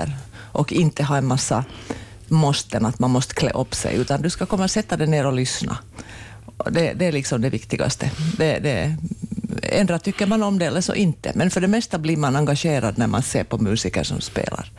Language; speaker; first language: Swedish; native; Swedish